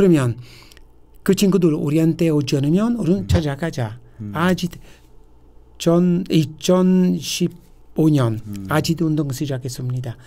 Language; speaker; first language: Korean; non-native, fluent; Italian